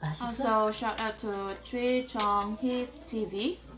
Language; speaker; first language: English; non-native, local second language; Cebuano